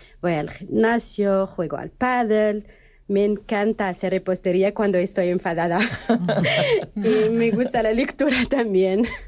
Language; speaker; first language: Spanish; non-native, learner; Arabic